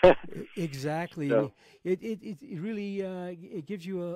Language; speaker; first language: English; native; English